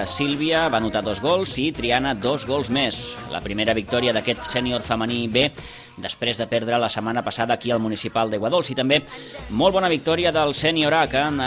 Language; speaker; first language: Catalan; native; Catalan